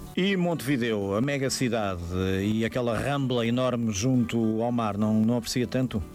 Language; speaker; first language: Portuguese; native; Portuguese